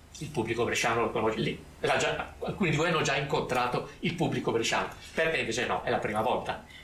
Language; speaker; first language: Italian; native; Italian